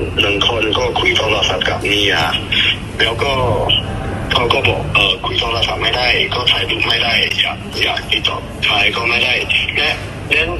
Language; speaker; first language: Thai; non-native, learner; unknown